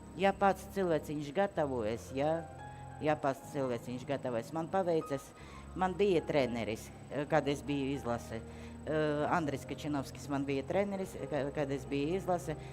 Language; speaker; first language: Latvian; non-native, local second language; Russian